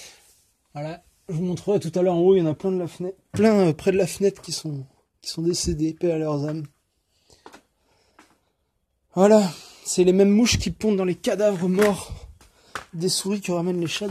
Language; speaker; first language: French; native; French